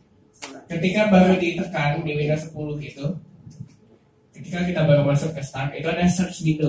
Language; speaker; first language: Indonesian; native; Indonesian